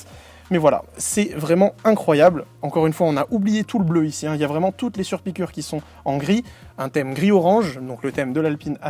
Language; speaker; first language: French; native; French